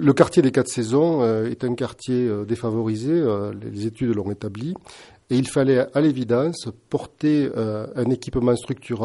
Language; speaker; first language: French; native; French